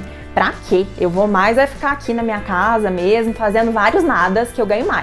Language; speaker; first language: Portuguese; native; Portuguese